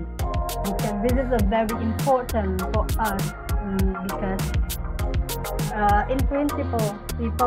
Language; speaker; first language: English; non-native, learner; Indonesian